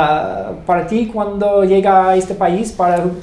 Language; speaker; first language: Spanish; non-native, learner; English